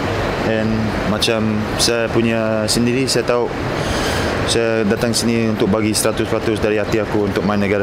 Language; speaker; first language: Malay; non-native, fluent; English